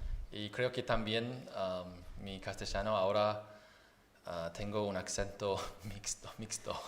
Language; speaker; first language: Spanish; non-native, fluent; Chinese